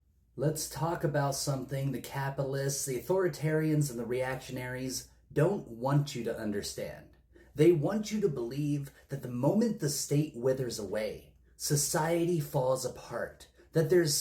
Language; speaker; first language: English; native; English